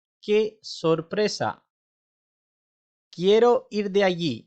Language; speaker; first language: Spanish; non-native, fluent; Urdu